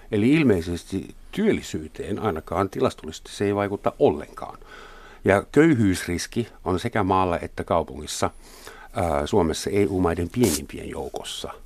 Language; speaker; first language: Finnish; non-native, fluent; German